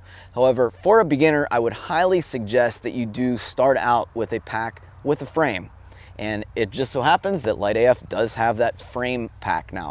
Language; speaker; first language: English; native; English